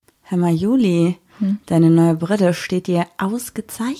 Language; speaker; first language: German; native; German